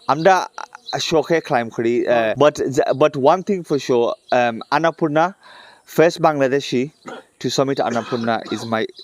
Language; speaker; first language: English; early bilingual, other home language; Bangla